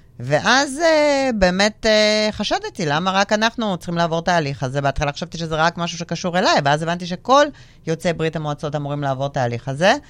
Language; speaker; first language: Hebrew; early bilingual, other home language; Russian